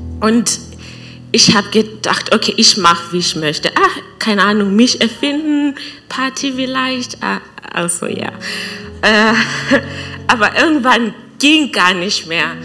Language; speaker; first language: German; non-native, learner; English